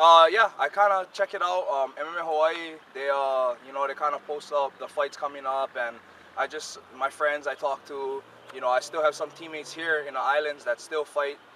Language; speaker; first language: English; native; English